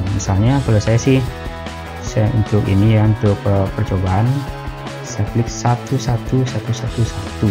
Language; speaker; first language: Indonesian; native; Indonesian